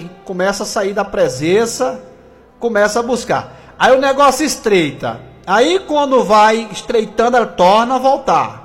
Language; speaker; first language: Portuguese; native; Portuguese